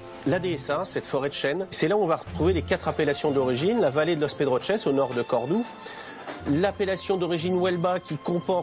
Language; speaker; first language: French; native; French